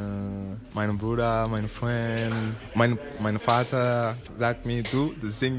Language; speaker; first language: German; non-native, learner; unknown